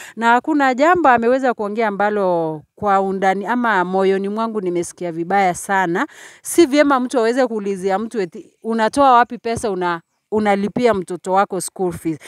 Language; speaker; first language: Swahili; non-native, local second language; Gusii